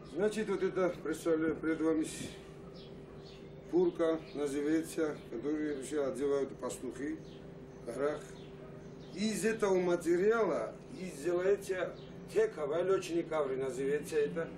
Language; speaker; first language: Russian; non-native, local second language; Georgian